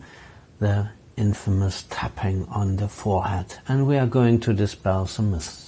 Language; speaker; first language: English; non-native, fluent; German